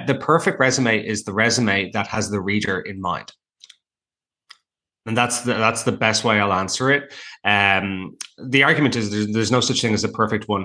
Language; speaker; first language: English; native; English